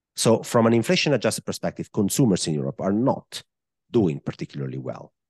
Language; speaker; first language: English; non-native, fluent; Italian